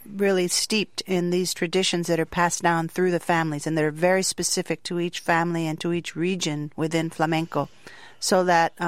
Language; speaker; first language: English; native; English